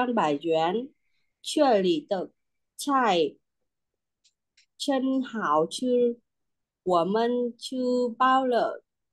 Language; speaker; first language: Chinese; non-native, learner; Vietnamese